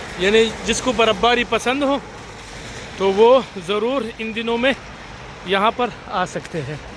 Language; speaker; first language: Urdu; non-native, local second language; Pashto